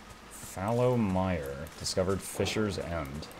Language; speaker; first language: English; native; English